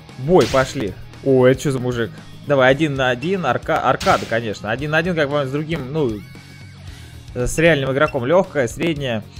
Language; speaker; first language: Russian; native; Russian